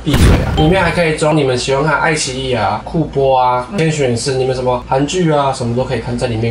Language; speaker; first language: Chinese; native; Chinese